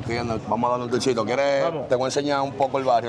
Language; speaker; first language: Spanish; native; Spanish